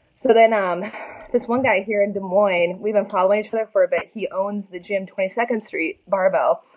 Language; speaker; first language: English; native; English